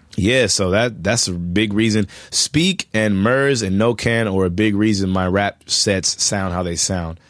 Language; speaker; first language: English; native; English